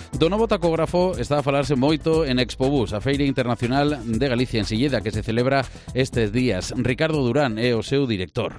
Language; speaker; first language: Galician; native; Galician